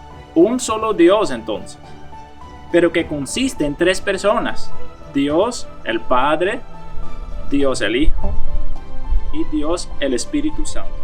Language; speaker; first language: Spanish; non-native, fluent; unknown